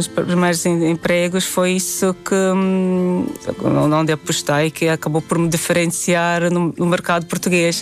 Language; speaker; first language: Portuguese; non-native, fluent; Latvian